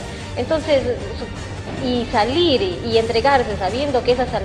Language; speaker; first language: Spanish; native; Spanish